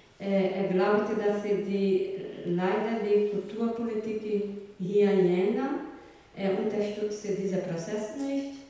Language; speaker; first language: German; non-native, learner; Portuguese